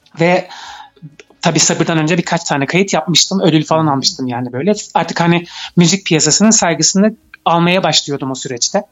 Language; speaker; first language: Turkish; early bilingual, heritage; Turkish